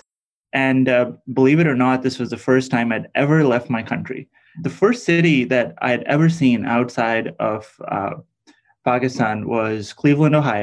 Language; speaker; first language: English; non-native, local second language; Urdu